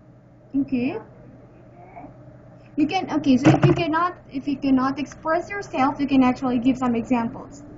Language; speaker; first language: English; non-native, local second language; Filipino